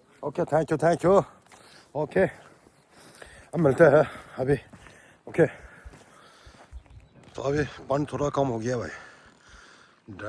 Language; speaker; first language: Hindi; non-native, local second language; Tibetan